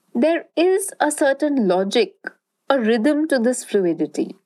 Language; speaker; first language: English; non-native, local second language; Bangla